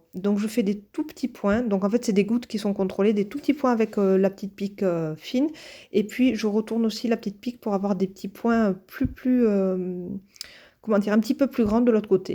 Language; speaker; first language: French; native; French